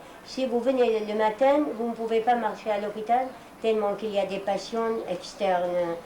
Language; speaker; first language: French; non-native, fluent; Arabic